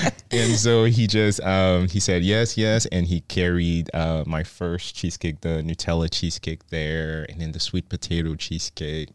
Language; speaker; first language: English; non-native, fluent; Haitian Creole